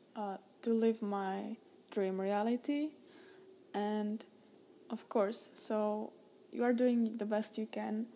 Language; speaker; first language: English; non-native, fluent; Czech